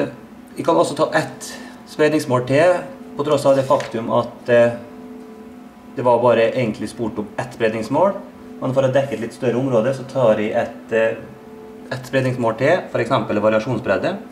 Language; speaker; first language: Norwegian; native; Norwegian